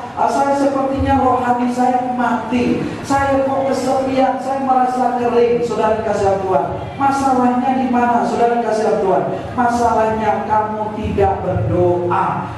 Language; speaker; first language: Indonesian; native; Indonesian